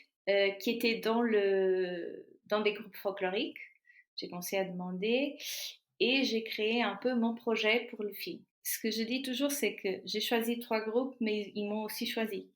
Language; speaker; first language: French; non-native, fluent; Portuguese